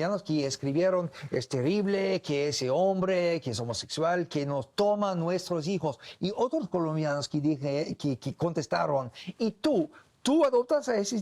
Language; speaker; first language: Spanish; non-native, learner; English